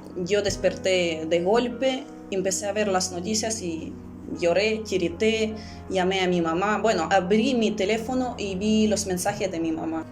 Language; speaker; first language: Spanish; early bilingual, other home language; Russian